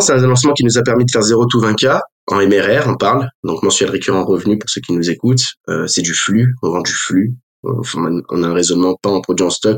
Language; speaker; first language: French; native; French